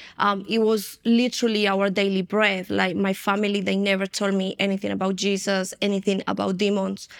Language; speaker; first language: English; non-native, fluent; Spanish